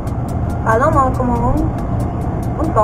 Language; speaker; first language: Spanish; non-native, learner; English